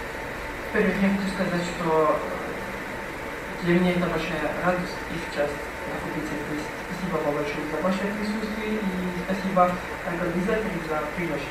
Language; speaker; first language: Russian; non-native, fluent; Arabic